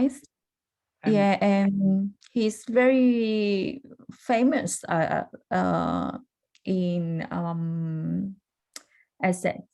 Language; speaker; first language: English; non-native, learner; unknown